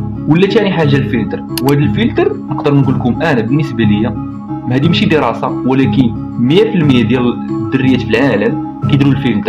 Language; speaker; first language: Arabic; native; Arabic